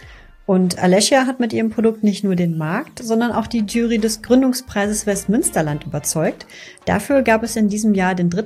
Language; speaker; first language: German; native; German